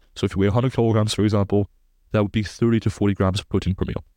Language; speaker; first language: English; non-native, fluent; German